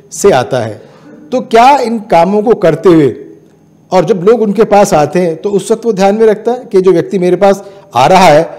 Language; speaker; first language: Hindi; native; Hindi